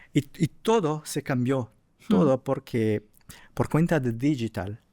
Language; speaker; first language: Spanish; non-native, fluent; Portuguese